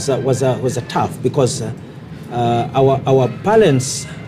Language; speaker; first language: English; non-native, local second language; Kinyarwanda